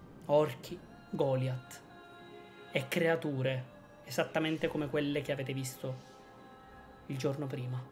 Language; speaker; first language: Italian; native; Italian